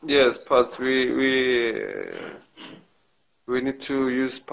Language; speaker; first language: English; non-native, learner; Kurdish